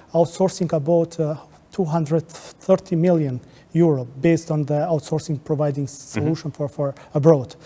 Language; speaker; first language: English; non-native, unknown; Albanian